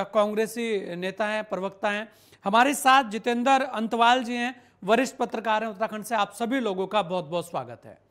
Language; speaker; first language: Hindi; native; Hindi